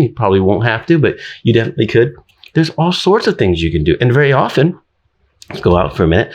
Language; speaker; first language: English; native; English